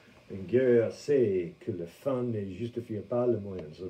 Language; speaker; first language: French; non-native, fluent; English